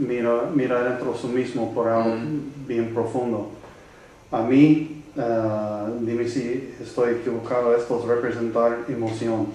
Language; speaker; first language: Spanish; non-native, learner; English